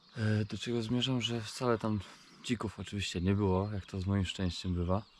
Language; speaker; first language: Polish; native; Polish